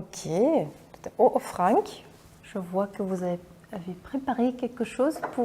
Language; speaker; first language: French; non-native, local second language; Dutch